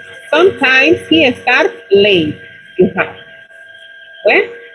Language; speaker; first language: English; non-native, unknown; Spanish